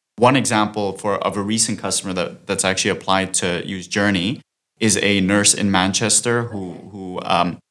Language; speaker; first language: English; non-native, fluent; German